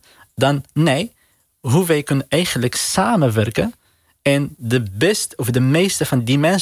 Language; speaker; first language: Dutch; non-native, learner; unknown